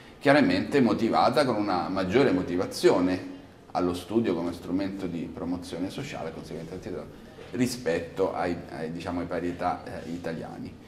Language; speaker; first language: Italian; native; Italian